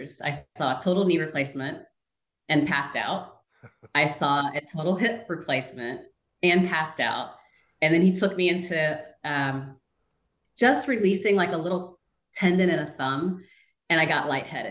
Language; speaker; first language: English; native; English